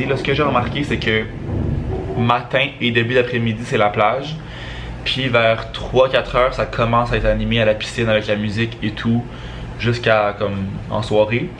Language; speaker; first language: French; native; French